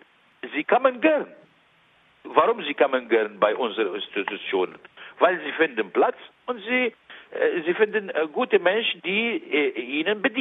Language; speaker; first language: German; non-native, learner; Arabic